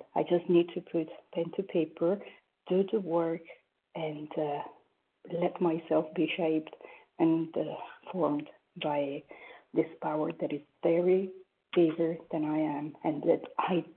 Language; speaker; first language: English; non-native, fluent; French